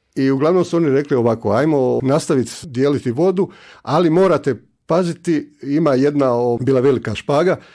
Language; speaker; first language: Croatian; native; Croatian